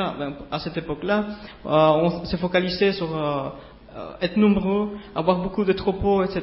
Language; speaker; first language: French; native; French